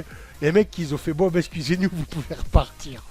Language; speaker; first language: French; native; French